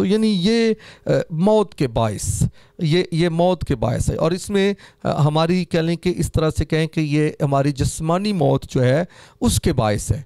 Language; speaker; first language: Urdu; non-native, local second language; Punjabi